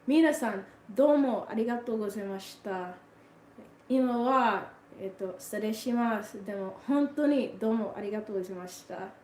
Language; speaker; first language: Japanese; non-native, learner; English